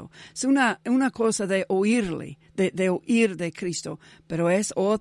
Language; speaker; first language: Spanish; non-native, fluent; English